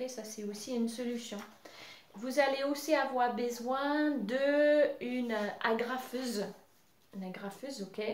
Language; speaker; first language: French; non-native, fluent; English